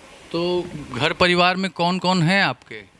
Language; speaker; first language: Hindi; native; Hindi